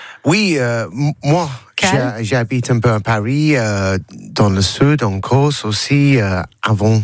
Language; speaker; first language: French; non-native, learner; English